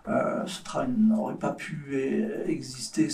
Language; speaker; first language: French; native; French